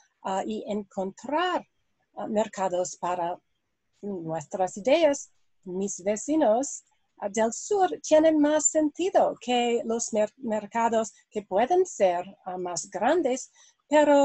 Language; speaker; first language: Spanish; non-native, learner; English